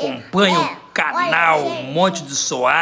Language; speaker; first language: Portuguese; native; Portuguese